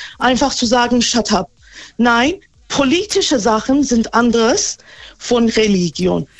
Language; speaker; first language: German; non-native, fluent; Persian